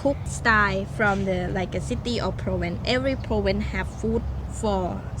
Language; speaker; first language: English; non-native, learner; Thai